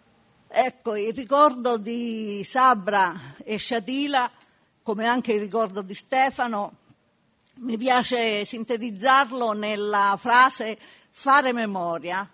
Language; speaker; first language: Italian; native; Italian